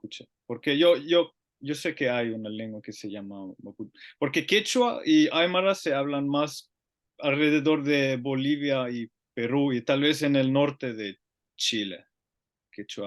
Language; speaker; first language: Spanish; non-native, learner; Finnish